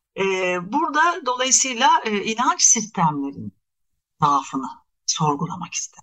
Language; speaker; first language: Turkish; native; Turkish